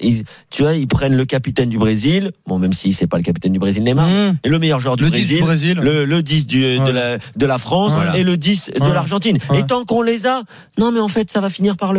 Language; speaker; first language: French; native; French